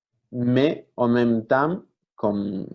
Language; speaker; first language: French; non-native, fluent; Spanish